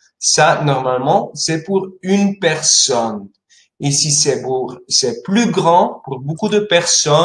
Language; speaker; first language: French; non-native, fluent; Spanish